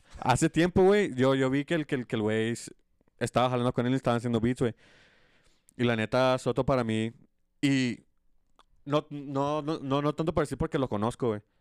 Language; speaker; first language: Spanish; early bilingual, heritage; Spanish